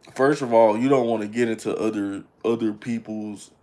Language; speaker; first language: English; native; English